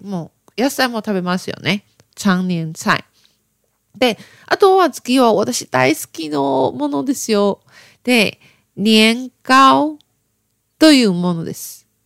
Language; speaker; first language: Japanese; non-native, learner; Chinese